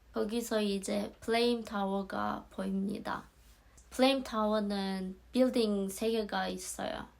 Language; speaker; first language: Korean; non-native, fluent; Azerbaijani